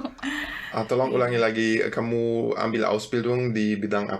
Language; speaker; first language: Indonesian; non-native, fluent; German